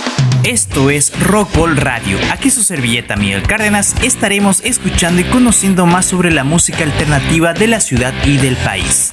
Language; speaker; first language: Spanish; native; Spanish